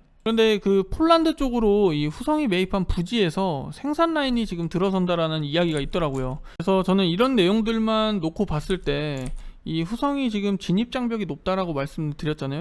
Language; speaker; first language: Korean; native; Korean